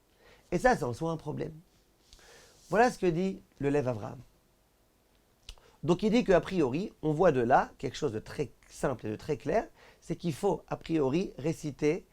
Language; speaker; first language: French; native; French